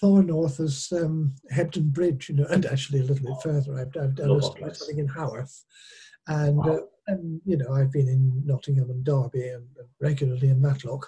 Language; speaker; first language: English; native; English